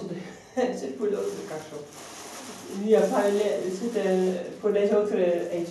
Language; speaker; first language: French; non-native, learner; Dutch